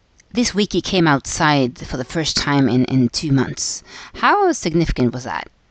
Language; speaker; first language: English; non-native, fluent; Norwegian